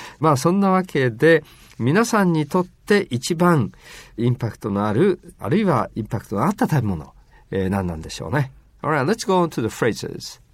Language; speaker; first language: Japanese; native; Japanese